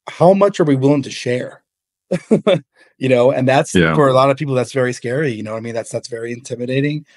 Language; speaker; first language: English; native; English